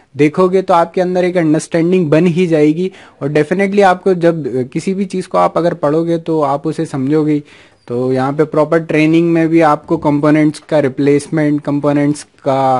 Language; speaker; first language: Hindi; native; Hindi